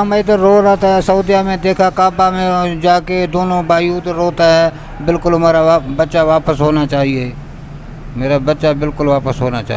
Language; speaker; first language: Hindi; non-native, learner; Baluchi